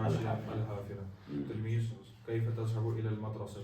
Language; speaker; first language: Arabic; non-native, learner; Kashmiri